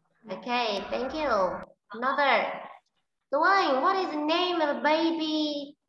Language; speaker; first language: English; non-native, fluent; Vietnamese